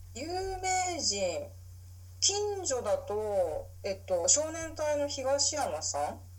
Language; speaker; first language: Japanese; native; Japanese